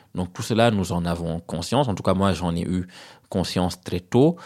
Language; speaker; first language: French; non-native, local second language; Serer